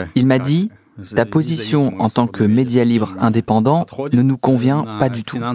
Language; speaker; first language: French; non-native, fluent; Russian